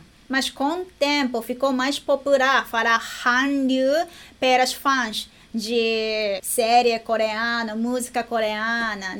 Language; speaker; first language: Portuguese; non-native, learner; Japanese